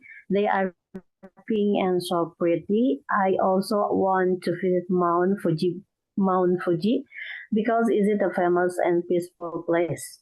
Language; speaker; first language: English; non-native, learner; Indonesian